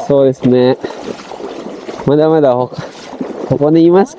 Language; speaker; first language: Japanese; non-native, learner; Indonesian